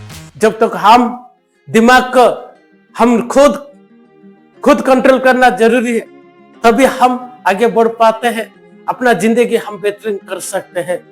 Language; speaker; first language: Hindi; non-native, local second language; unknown